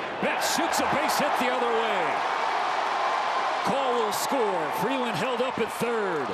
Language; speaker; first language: English; native; English